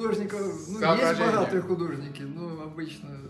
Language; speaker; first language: Russian; native; Russian